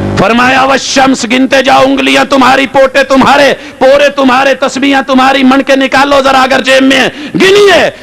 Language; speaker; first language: Urdu; non-native, local second language; Punjabi